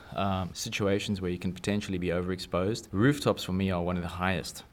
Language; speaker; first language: English; native; English